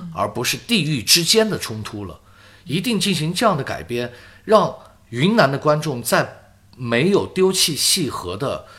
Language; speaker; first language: Chinese; native; Chinese